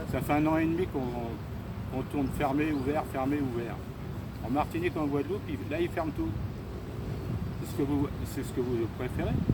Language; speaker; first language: French; native; French